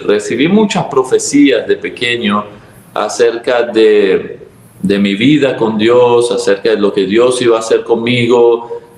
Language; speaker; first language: Spanish; early bilingual, other home language; Arabic